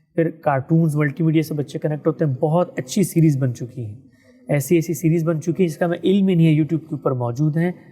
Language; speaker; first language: Urdu; native; Urdu